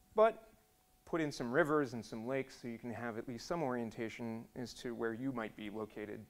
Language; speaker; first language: English; native; English